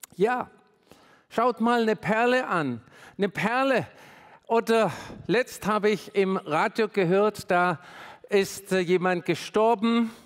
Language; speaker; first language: German; native; German